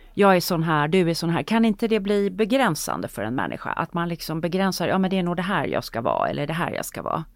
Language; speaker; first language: Swedish; native; Swedish